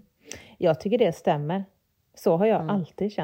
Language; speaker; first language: Swedish; native; Swedish